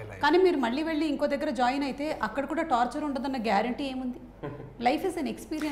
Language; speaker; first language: Telugu; native; Telugu